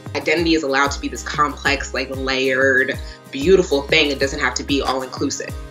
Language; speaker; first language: English; native; English